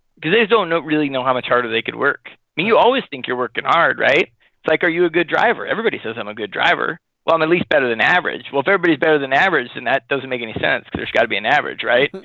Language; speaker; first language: English; native; English